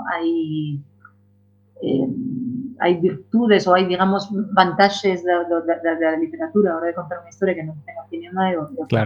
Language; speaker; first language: Galician; non-native, local second language; Spanish